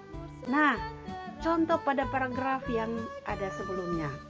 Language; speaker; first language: Indonesian; native; Indonesian